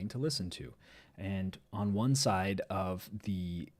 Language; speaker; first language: English; native; English